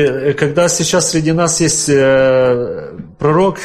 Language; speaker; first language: Polish; non-native, learner; Russian